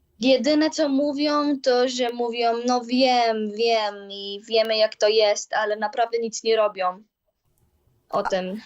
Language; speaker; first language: Polish; early bilingual, heritage; Polish